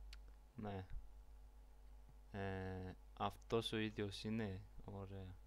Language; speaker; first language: Greek; non-native, learner; Bulgarian